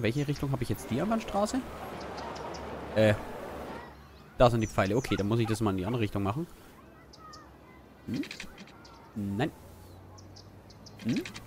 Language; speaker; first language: German; native; German